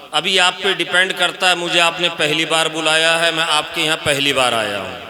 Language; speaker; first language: Urdu; native; Urdu